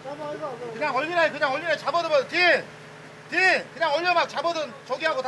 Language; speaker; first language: Korean; native; Korean